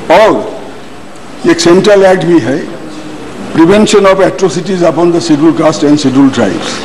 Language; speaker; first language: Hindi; non-native, local second language; Bangla